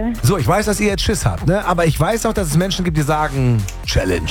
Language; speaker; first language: German; native; German